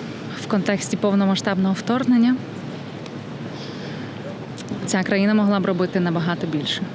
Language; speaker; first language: Ukrainian; native; Ukrainian